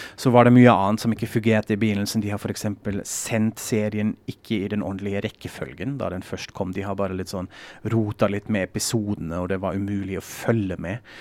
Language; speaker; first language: Norwegian; non-native, fluent; German